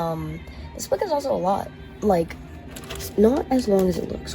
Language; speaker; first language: English; native; English